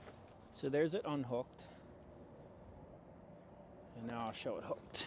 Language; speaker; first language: English; native; English